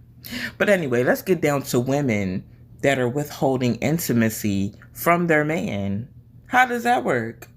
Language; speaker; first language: English; native; English